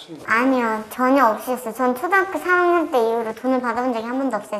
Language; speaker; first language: Korean; native; Korean